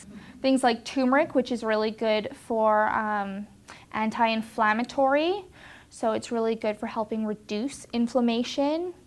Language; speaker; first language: English; native; English